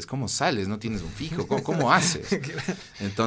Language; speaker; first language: Spanish; native; Spanish